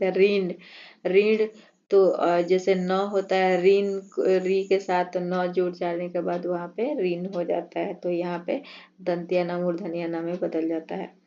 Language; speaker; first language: Hindi; non-native, local second language; Assamese